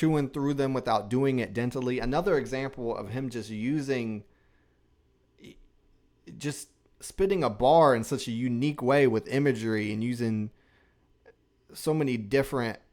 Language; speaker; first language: English; native; English